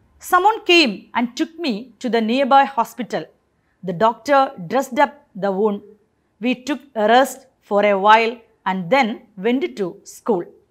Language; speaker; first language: English; non-native, local second language; Malayalam